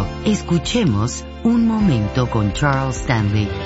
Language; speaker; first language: Spanish; native; Spanish